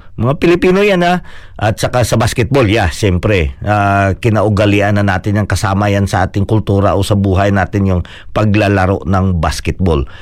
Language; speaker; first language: Filipino; non-native, local second language; Cebuano